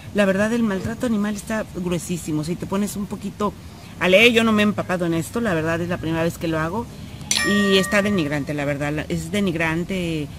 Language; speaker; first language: Spanish; native; Spanish